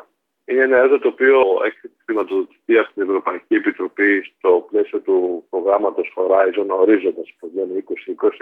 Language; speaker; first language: Greek; native; Greek